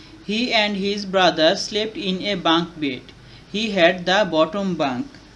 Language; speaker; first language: English; non-native, learner; Bangla